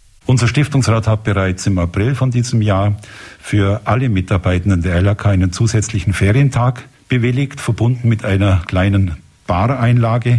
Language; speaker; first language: German; native; German